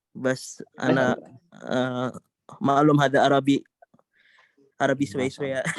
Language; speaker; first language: Arabic; non-native, learner; Indonesian